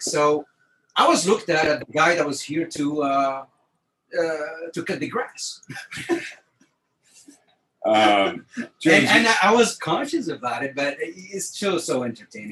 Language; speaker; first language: English; non-native, fluent; French